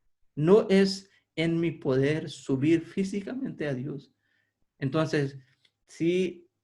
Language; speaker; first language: Spanish; non-native, fluent; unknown